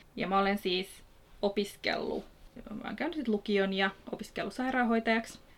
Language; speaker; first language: Finnish; early bilingual, other home language; Kurdish